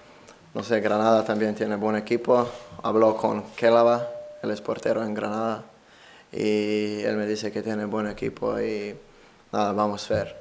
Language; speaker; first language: Spanish; non-native, learner; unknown